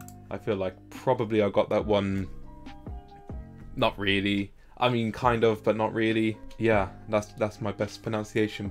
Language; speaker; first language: English; native; English